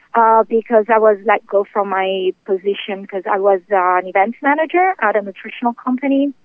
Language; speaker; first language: English; native; English